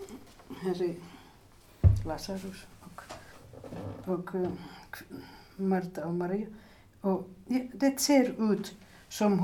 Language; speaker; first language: Swedish; non-native, fluent; Finnish